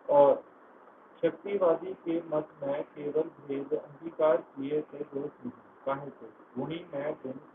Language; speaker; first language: Hindi; non-native, local second language; Punjabi